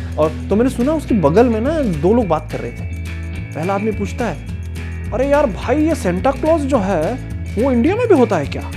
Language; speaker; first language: Hindi; non-native, local second language; Ladakhi